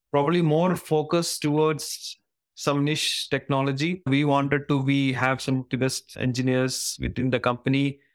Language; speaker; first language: English; non-native, local second language; Malayalam